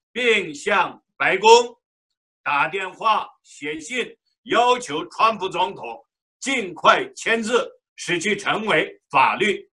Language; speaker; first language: Chinese; non-native, local second language; Uyghur